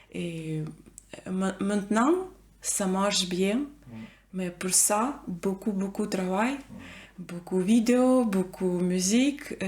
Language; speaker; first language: French; non-native, learner; Ukrainian